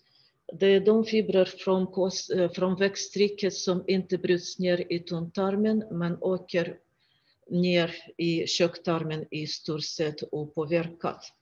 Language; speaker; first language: Swedish; non-native, fluent; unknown